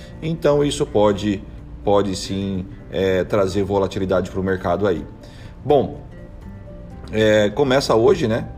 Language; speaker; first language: Portuguese; native; Portuguese